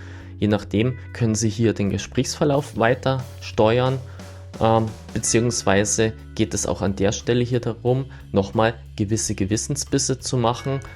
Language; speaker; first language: German; native; German